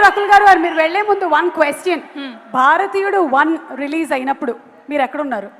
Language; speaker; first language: Telugu; native; Telugu